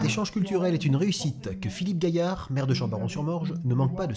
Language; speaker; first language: French; native; French